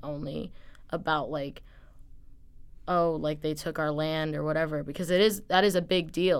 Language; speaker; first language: English; native; English